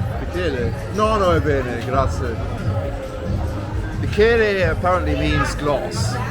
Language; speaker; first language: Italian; non-native, learner; English